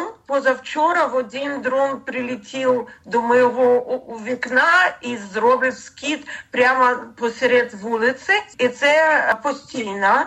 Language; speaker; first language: Ukrainian; non-native, learner; Russian